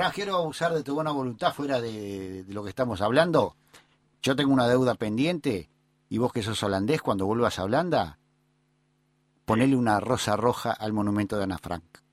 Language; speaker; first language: Spanish; native; Spanish